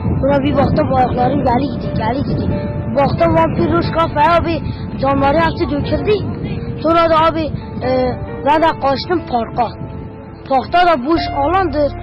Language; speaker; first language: Turkish; non-native, local second language; Kurdish